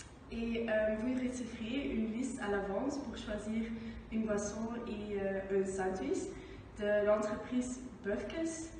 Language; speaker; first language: French; non-native, learner; Dutch